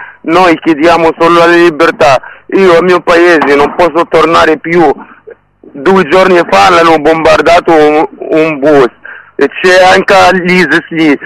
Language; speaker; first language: Italian; non-native, learner; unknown